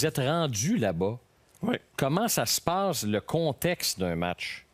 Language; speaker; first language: French; native; French